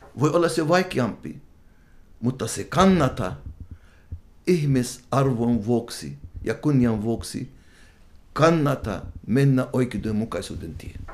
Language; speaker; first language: Finnish; non-native, fluent; Arabic